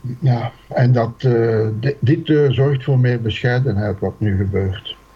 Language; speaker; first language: Dutch; native; Dutch